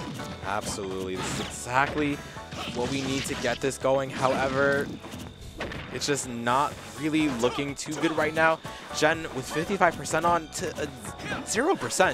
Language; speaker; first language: English; native; English